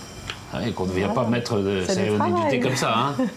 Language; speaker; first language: French; native; French